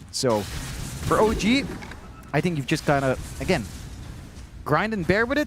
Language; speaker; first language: English; native; English